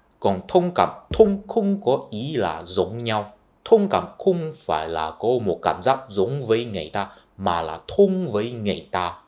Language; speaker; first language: Vietnamese; non-native, fluent; Chinese